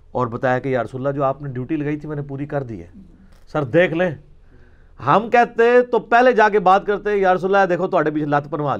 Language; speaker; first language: Urdu; non-native, local second language; Punjabi